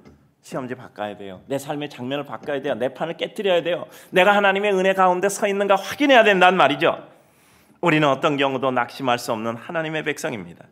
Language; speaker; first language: Korean; native; Korean